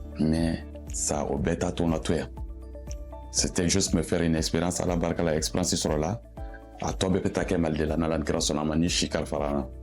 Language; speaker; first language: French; non-native, local second language; Bambara